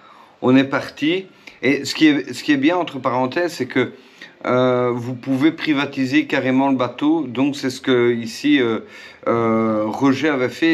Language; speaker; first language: French; native; French